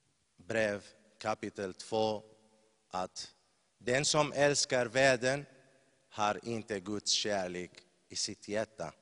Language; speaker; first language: Swedish; non-native, fluent; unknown